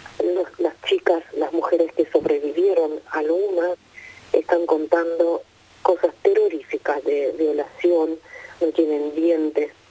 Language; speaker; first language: Spanish; non-native, fluent; Ukrainian